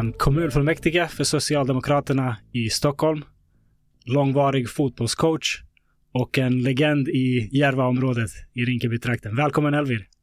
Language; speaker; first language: Swedish; early bilingual, other home language; Bosnian